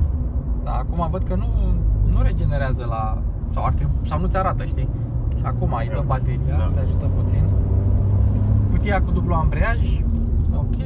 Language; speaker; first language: Romanian; native; Romanian